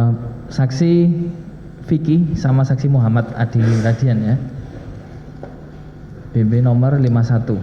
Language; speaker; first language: Indonesian; native; Indonesian